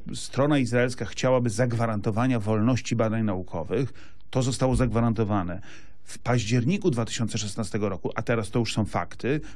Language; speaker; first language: Polish; native; Polish